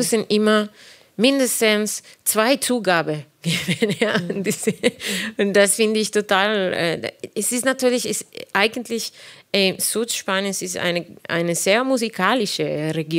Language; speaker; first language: German; non-native, fluent; Spanish